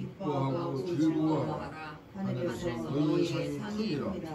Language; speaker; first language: Korean; native; Korean